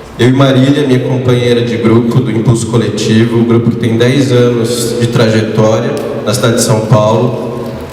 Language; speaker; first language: Portuguese; native; Portuguese